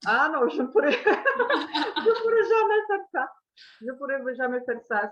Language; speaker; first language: French; non-native, fluent; Romanian